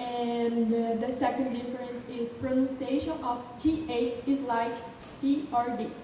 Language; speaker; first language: English; non-native, learner; Portuguese